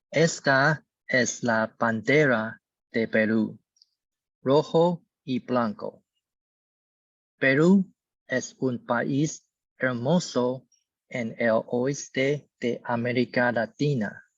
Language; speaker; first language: Spanish; non-native, learner; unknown